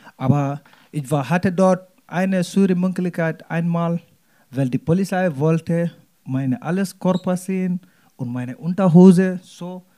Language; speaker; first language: German; non-native, learner; Wolof